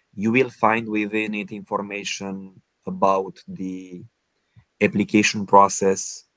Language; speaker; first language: English; non-native, fluent; Romanian